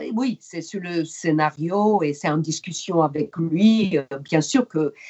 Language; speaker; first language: French; non-native, fluent; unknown